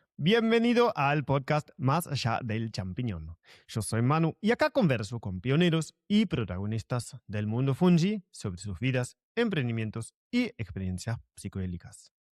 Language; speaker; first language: Spanish; non-native, fluent; German